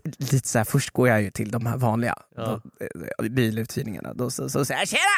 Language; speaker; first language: Swedish; native; Swedish